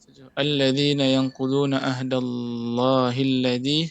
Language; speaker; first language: Arabic; non-native, learner; Indonesian